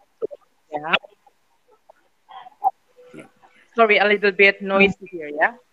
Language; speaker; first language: English; non-native, learner; Indonesian